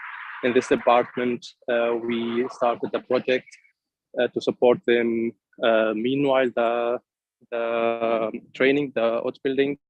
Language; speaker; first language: English; non-native, fluent; Arabic